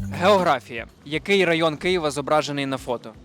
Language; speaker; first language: Ukrainian; native; Ukrainian